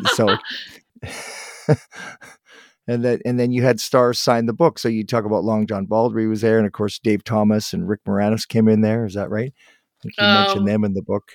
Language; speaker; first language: English; native; English